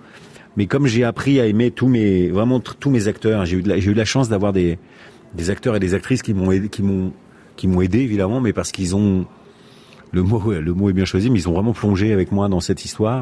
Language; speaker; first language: French; native; French